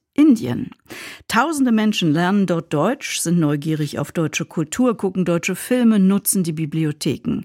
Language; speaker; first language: German; native; German